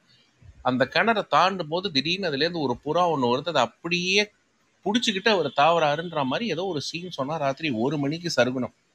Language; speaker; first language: Tamil; native; Tamil